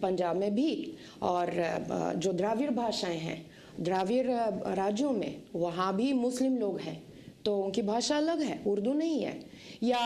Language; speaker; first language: Hindi; non-native, fluent; Bulgarian